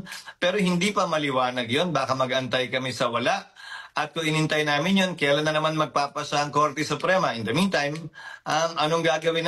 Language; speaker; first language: Filipino; native; Filipino